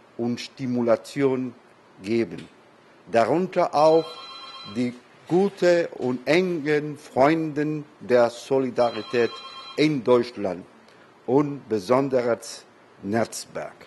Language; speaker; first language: German; non-native, learner; Spanish